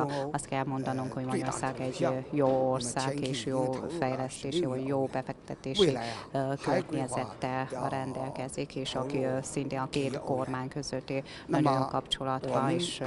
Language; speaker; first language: Hungarian; non-native, learner; Chinese